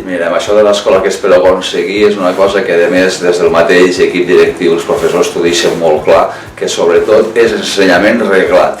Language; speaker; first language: Catalan; native; Catalan